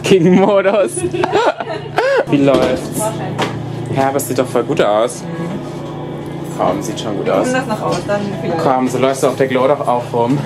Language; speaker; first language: German; native; German